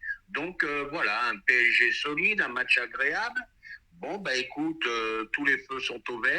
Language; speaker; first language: French; native; French